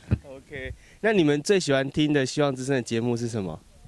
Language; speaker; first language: Chinese; native; Chinese